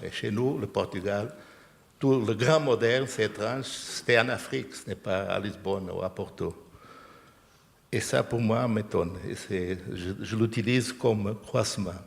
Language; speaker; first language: French; non-native, fluent; Portuguese